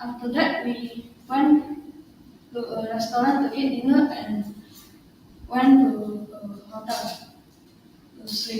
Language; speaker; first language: English; non-native, learner; Indonesian